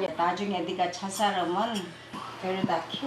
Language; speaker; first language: Korean; native; Korean